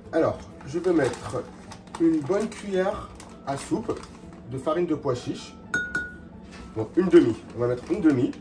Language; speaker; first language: French; native; French